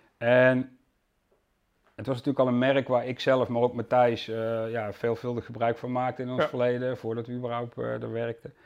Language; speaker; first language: Dutch; native; Dutch